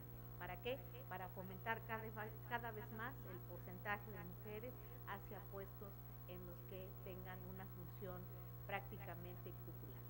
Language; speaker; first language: Spanish; native; Spanish